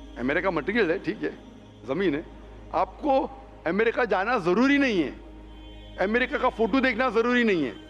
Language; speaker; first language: Hindi; non-native, local second language; Konkani